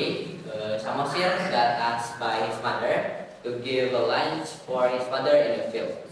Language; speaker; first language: English; non-native, learner; Indonesian